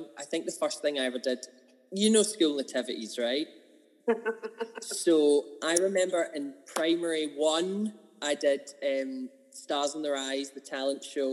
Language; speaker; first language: English; native; English